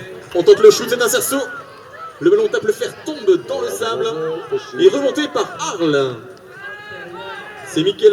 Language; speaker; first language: French; native; French